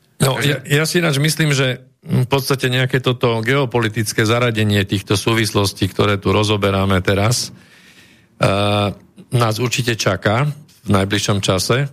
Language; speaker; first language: Slovak; native; Slovak